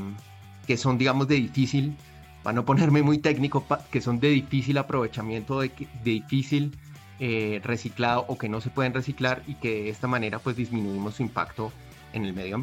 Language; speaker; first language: Spanish; native; Spanish